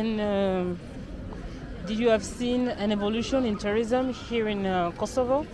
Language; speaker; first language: English; non-native, learner; French